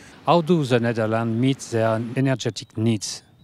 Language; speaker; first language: English; non-native, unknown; French